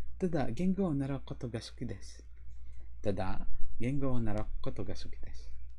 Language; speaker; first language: Japanese; non-native, learner; Filipino